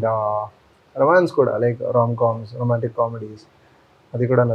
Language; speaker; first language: Telugu; non-native, fluent; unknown